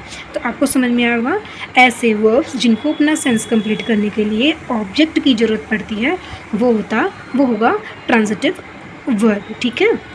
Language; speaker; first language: Hindi; native; Hindi